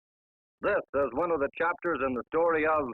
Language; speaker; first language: English; native; English